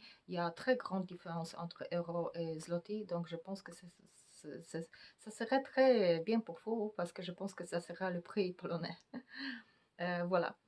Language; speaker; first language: French; non-native, fluent; Polish